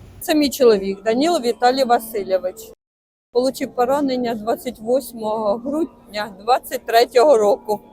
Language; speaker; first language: Ukrainian; native; Ukrainian